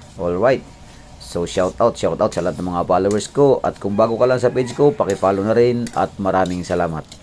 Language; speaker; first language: Filipino; non-native, local second language; Cebuano